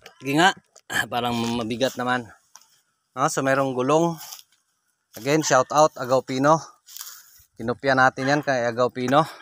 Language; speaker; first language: Filipino; non-native, local second language; Cebuano